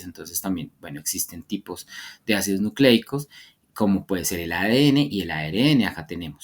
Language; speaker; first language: Spanish; native; Spanish